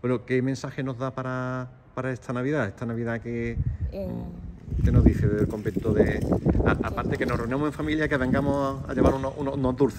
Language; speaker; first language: Spanish; native; Spanish